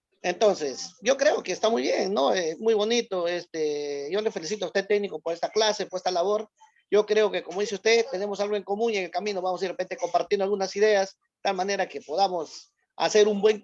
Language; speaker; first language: Spanish; native; Spanish